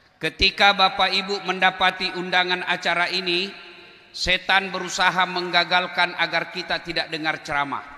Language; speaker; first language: Indonesian; non-native, local second language; Buginese